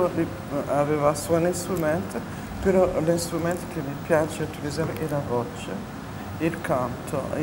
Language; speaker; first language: Italian; non-native, fluent; French